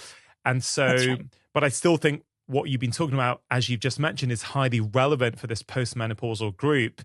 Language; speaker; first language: English; native; English